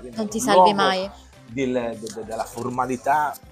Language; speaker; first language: Italian; native; Italian